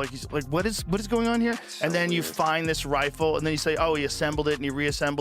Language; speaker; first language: English; native; English